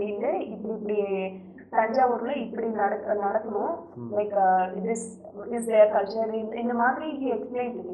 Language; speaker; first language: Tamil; non-native, learner; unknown